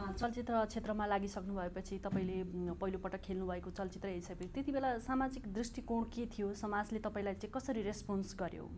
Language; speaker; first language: Nepali; native; Nepali